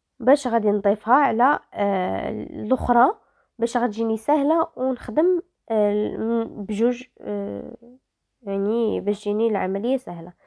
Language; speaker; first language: Arabic; native; Arabic